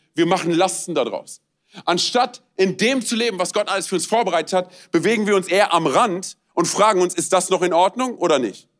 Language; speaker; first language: German; non-native, fluent; Romanian